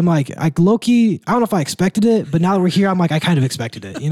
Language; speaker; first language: English; native; English